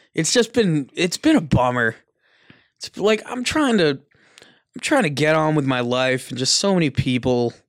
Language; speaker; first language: English; early bilingual, other home language; Italian